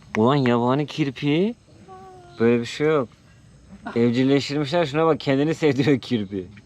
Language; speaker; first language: Turkish; native; Turkish